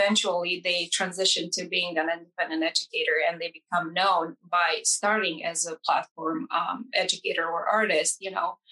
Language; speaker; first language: English; non-native, fluent; Romanian